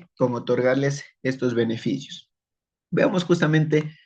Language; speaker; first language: Spanish; native; Spanish